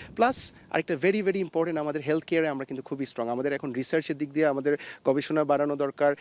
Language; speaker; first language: Bangla; native; Bangla